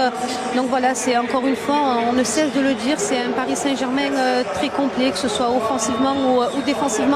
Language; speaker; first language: French; native; French